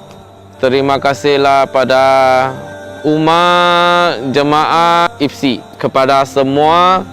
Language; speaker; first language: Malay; non-native, local second language; Chinese